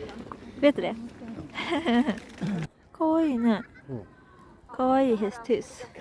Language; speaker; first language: Swedish; non-native, learner; Japanese